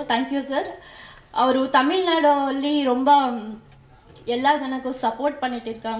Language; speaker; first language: Tamil; non-native, learner; Kannada